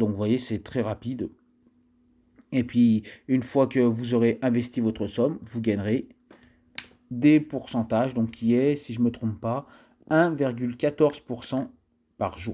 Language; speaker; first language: French; native; French